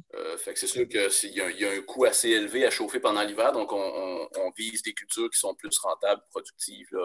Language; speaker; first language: French; native; French